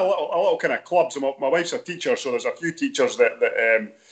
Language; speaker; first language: English; native; English